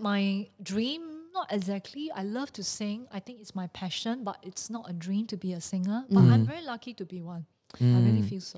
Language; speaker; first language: English; non-native, local second language; Chinese